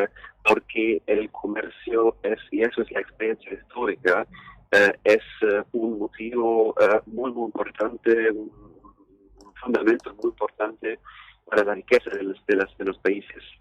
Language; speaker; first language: Spanish; non-native, fluent; German